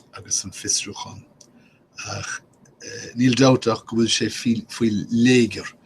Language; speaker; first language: Irish; native; Irish